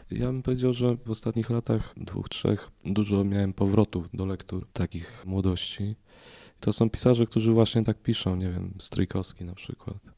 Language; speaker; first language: Polish; native; Polish